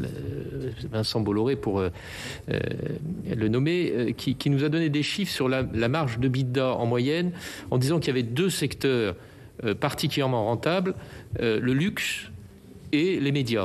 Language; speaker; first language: French; native; French